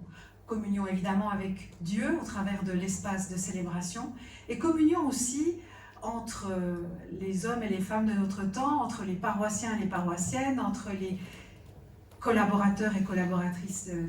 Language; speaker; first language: French; native; French